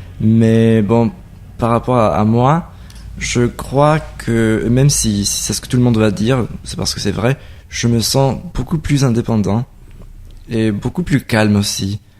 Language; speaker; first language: French; non-native, fluent; Spanish